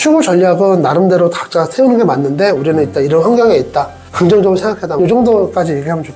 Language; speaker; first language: Korean; native; Korean